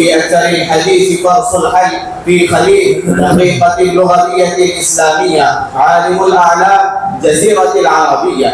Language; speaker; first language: Arabic; non-native, learner; Urdu